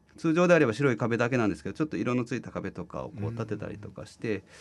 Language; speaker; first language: Japanese; native; Japanese